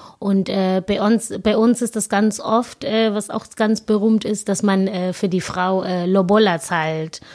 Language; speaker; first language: German; non-native, fluent; Zulu